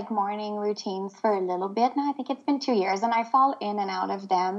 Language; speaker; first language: English; non-native, fluent; French